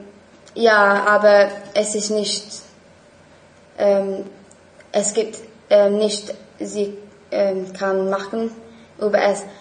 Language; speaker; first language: German; non-native, learner; English